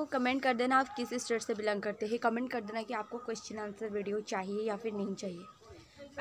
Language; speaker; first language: Hindi; non-native, local second language; Odia